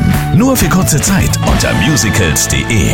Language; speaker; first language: German; native; German